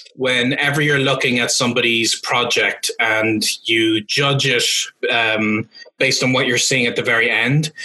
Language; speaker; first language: English; native; English